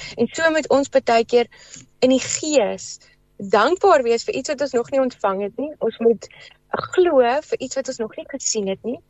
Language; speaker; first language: Afrikaans; native; Afrikaans